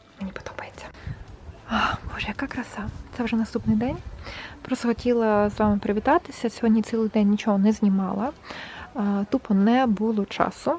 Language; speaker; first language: Ukrainian; non-native, local second language; Russian